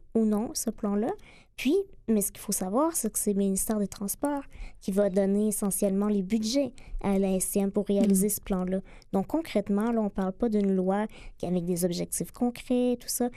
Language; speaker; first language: French; native; French